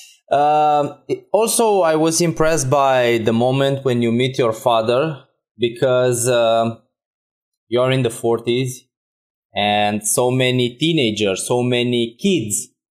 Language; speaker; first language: English; non-native, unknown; Romanian